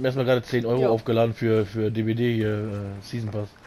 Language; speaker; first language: German; native; German